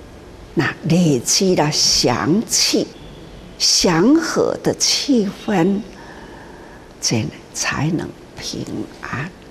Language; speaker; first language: Chinese; non-native, local second language; Min Nan Chinese